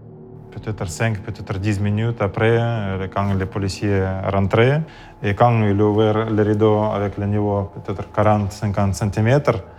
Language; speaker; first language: French; non-native, learner; Russian